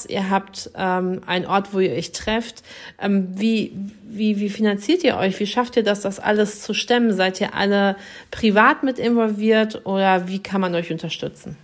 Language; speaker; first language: German; native; German